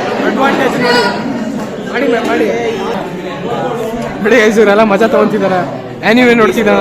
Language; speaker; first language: Kannada; native; Kannada